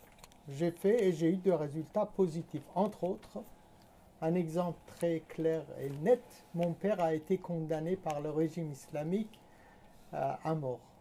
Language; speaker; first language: French; non-native, fluent; Persian